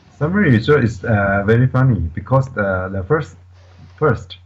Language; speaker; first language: English; non-native, learner; Chinese